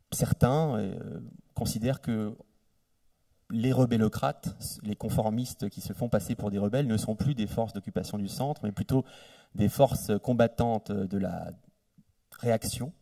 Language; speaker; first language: French; native; French